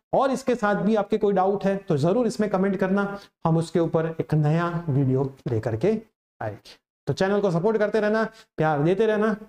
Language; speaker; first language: Hindi; non-native, local second language; Gujarati